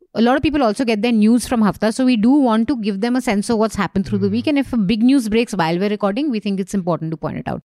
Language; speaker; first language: English; non-native, local second language; Hindi